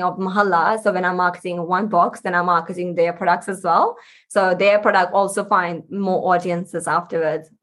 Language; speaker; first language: English; non-native, local second language; Punjabi